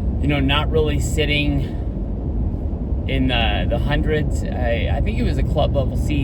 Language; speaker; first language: English; native; English